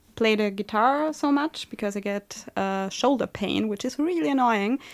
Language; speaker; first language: English; non-native, fluent; German